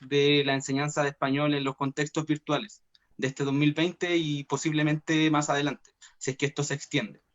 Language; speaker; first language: Spanish; native; Spanish